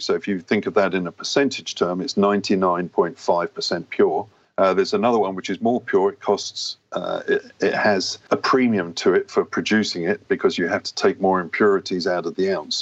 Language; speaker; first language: English; native; English